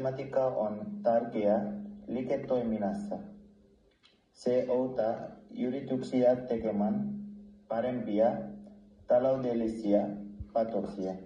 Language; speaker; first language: Finnish; non-native, learner; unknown